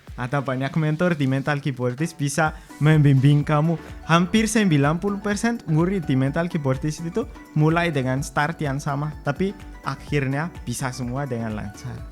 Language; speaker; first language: Indonesian; non-native, fluent; Malagasy